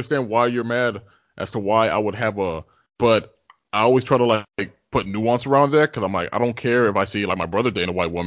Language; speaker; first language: English; native; English